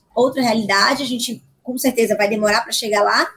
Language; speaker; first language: Portuguese; native; Portuguese